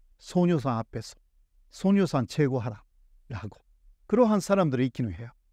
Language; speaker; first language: Korean; non-native, fluent; Japanese